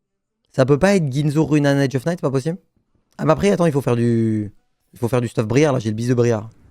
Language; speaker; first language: French; native; French